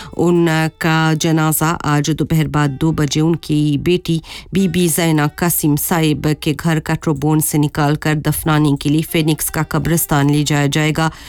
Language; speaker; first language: Hindi; non-native, local second language; Morisyen